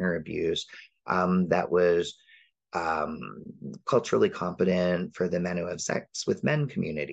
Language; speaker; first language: English; native; English